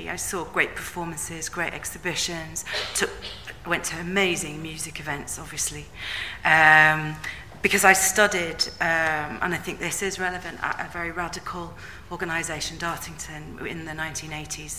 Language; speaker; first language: English; native; English